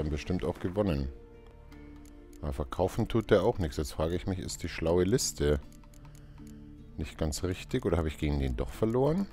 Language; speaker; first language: German; native; German